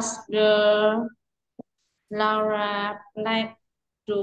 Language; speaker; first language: English; non-native, learner; Vietnamese